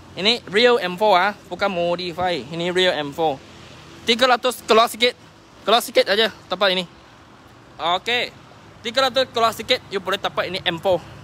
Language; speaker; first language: Malay; non-native, local second language; Chinese